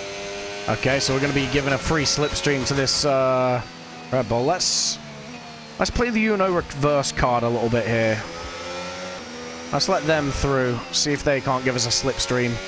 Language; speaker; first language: English; native; English